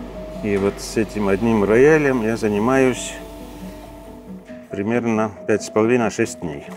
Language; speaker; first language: Russian; non-native, local second language; Estonian